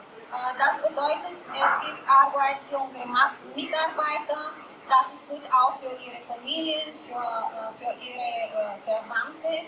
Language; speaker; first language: German; non-native, fluent; Bulgarian